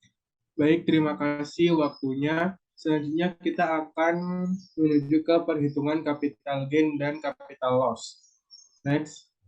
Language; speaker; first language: Indonesian; native; Indonesian